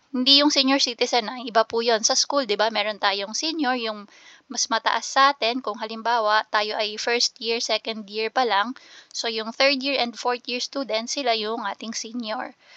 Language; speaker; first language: Filipino; native; Filipino